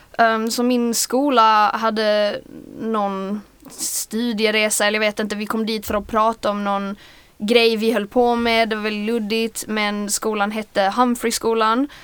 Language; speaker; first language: Swedish; native; Swedish